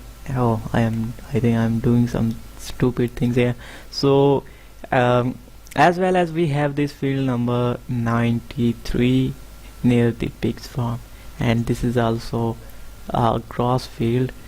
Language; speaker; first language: English; non-native, fluent; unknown